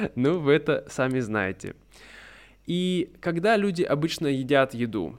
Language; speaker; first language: Russian; native; Russian